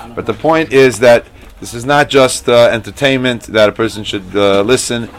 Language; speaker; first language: English; native; English